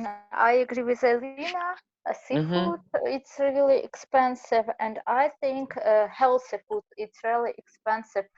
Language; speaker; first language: English; non-native, learner; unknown